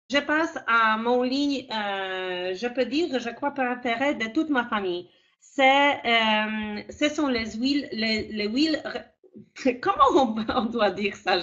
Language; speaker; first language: French; non-native, fluent; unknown